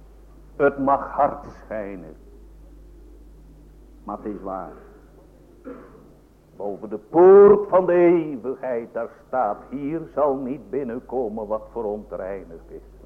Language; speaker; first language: Dutch; native; Dutch